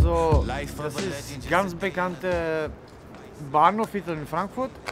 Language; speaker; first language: German; non-native, fluent; Czech